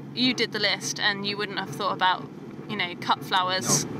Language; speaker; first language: English; native; English